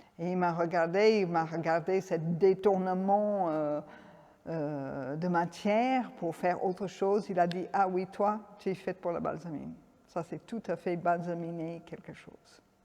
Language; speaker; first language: French; non-native, fluent; English